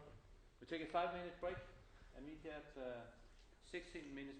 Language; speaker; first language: English; non-native, fluent; Danish